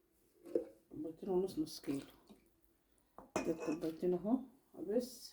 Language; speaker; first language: Arabic; native; Arabic